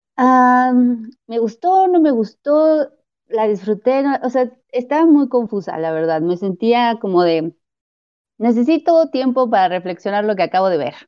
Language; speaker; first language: Spanish; native; Spanish